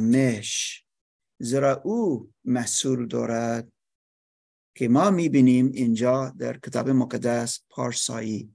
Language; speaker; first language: Persian; non-native, learner; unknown